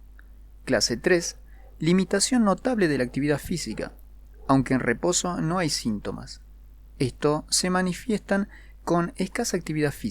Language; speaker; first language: Spanish; native; Spanish